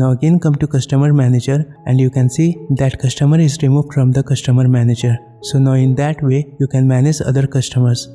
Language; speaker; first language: English; non-native, local second language; Hindi